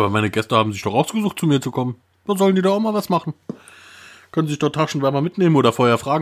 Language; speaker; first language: German; native; German